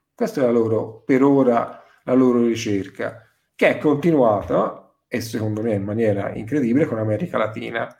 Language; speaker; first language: Italian; native; Italian